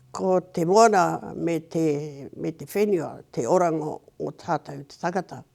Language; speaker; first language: Māori; native; Māori